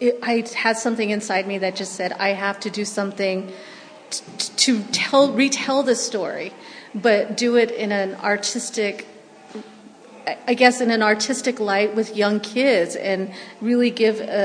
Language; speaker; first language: English; early bilingual, other home language; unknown